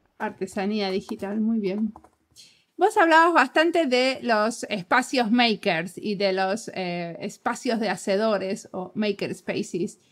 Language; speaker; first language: Spanish; native; Spanish